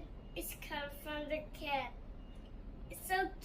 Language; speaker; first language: English; early bilingual, other home language; Nepali